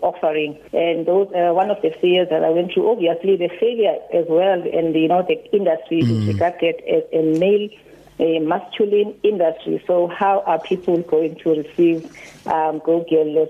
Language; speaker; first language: English; non-native, local second language; Xhosa